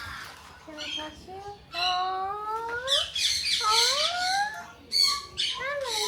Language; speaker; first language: English; non-native, learner; Thai